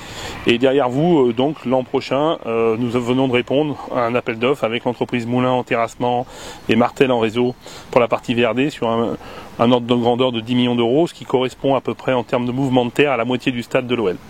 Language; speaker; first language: French; native; French